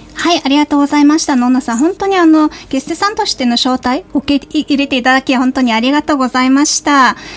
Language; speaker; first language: Japanese; non-native, fluent; Mongolian